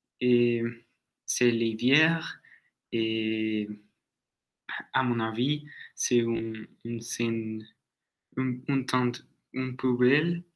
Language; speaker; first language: French; non-native, learner; Spanish